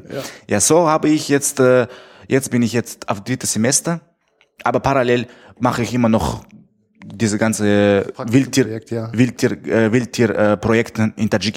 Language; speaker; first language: German; non-native, fluent; Tajik